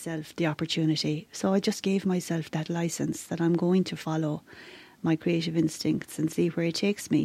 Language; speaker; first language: English; native; English